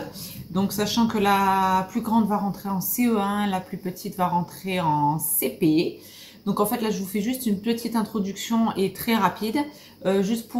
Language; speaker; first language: French; native; French